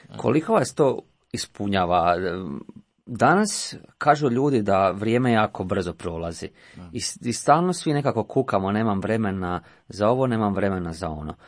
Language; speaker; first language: Croatian; native; Croatian